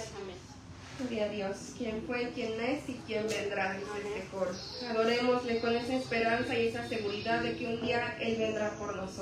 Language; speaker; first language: Spanish; native; Spanish